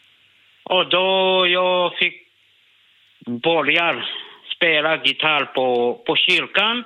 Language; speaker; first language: Swedish; non-native, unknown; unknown